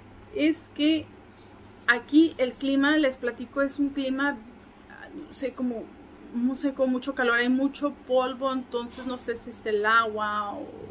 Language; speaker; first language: Spanish; native; Spanish